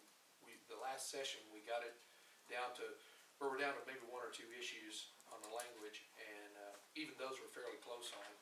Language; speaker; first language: English; native; English